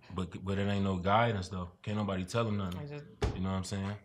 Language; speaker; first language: English; native; English